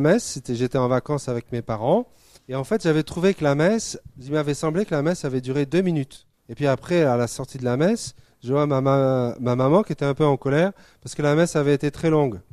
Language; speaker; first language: French; native; French